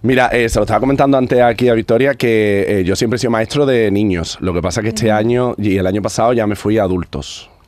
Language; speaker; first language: Spanish; native; Spanish